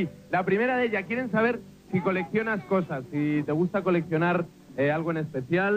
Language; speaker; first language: Spanish; native; Spanish